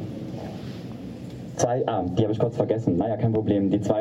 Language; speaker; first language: German; native; German